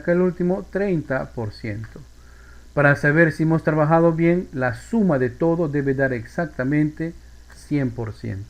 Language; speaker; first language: Spanish; native; Spanish